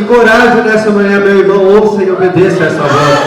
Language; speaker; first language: Portuguese; native; Portuguese